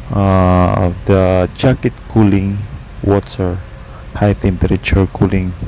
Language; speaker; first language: English; non-native, local second language; Filipino